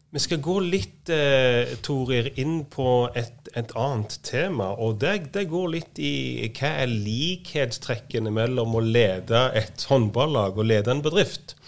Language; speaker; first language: Norwegian; native; Norwegian